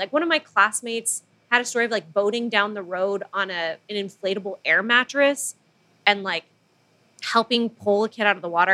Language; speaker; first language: English; non-native, local second language; Filipino